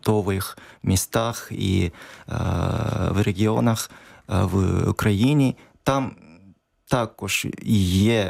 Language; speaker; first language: Ukrainian; non-native, learner; Japanese